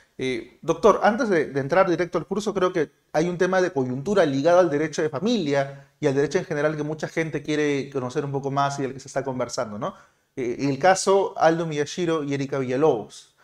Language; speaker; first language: Spanish; native; Spanish